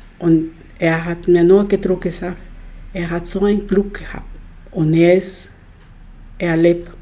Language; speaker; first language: German; non-native, learner; Spanish